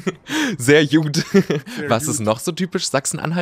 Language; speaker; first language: German; native; German